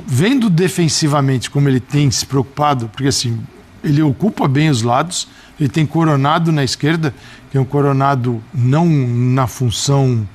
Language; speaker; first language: Portuguese; native; Portuguese